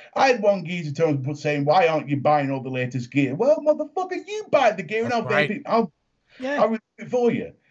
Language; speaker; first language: English; native; English